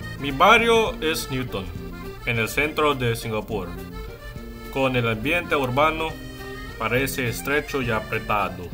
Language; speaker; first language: Spanish; non-native, learner; English